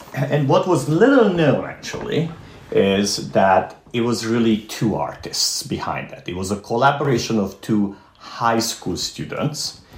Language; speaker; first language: English; non-native, fluent; Romanian